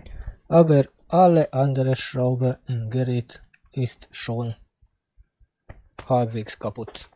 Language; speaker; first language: German; non-native, fluent; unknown